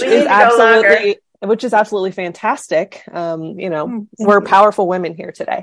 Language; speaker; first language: English; native; English